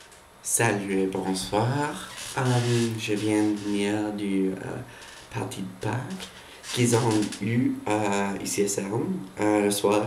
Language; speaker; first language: French; non-native, learner; English